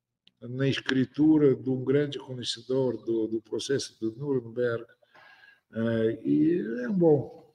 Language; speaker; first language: Portuguese; non-native, fluent; Russian